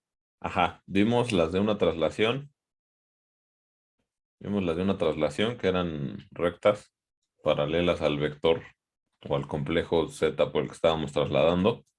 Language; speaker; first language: Spanish; native; Spanish